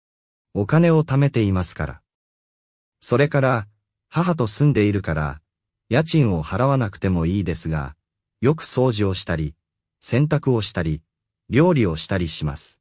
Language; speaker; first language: Japanese; non-native, fluent; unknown